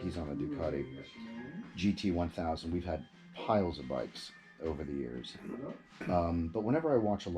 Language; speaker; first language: English; native; English